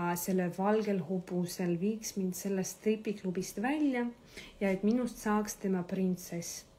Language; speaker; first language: Estonian; non-native, local second language; Russian